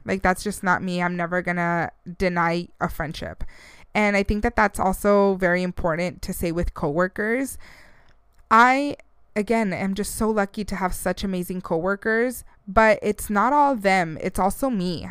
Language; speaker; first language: English; early bilingual, other home language; Spanish